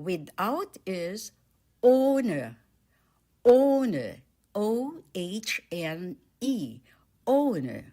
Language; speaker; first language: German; non-native, fluent; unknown